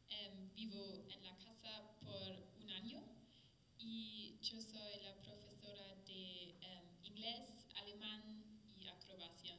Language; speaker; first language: Spanish; non-native, learner; German